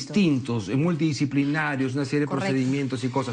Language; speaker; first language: Spanish; native; Spanish